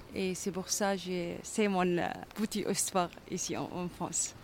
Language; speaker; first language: French; non-native, learner; Arabic